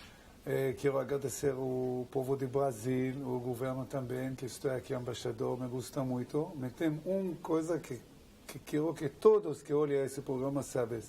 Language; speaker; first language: Portuguese; non-native, learner; Hebrew